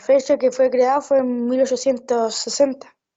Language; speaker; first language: Spanish; native; Spanish